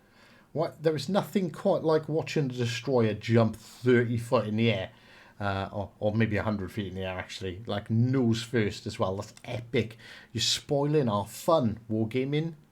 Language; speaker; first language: English; native; English